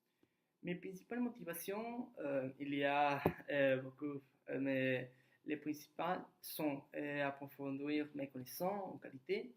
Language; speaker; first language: French; non-native, learner; Spanish